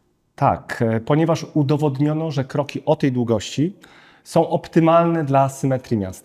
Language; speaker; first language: Polish; native; Polish